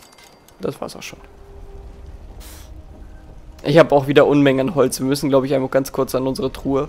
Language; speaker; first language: German; native; German